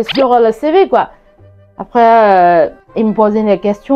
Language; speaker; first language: French; non-native, fluent; Chinese